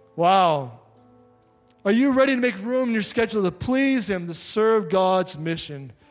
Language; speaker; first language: English; native; English